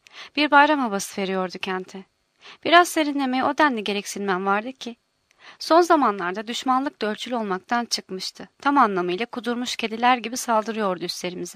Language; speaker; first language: Turkish; native; Turkish